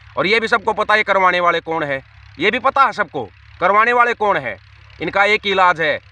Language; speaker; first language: Hindi; non-native, local second language; Punjabi